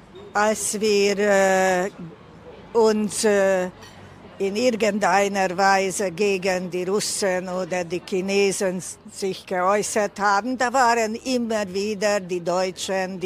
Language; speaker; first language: German; non-native, fluent; Hungarian